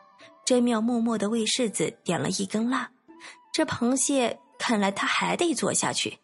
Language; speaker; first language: Chinese; native; Chinese